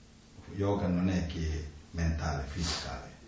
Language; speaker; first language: Italian; non-native, learner; Tibetan